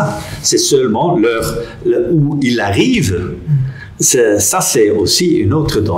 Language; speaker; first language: French; non-native, local second language; Dutch